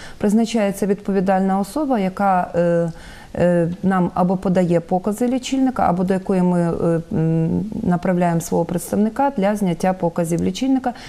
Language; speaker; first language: Ukrainian; native; Ukrainian